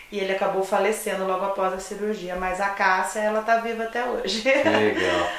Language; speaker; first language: Portuguese; native; Portuguese